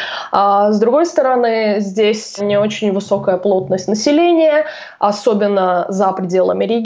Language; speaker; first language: Russian; native; Russian